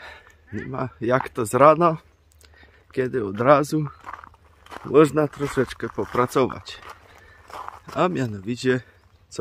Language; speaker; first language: Polish; native; Polish